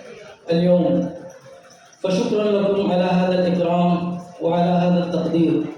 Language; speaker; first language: Arabic; non-native, fluent; Urdu